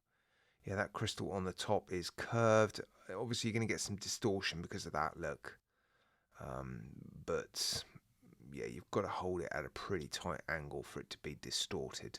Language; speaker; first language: English; native; English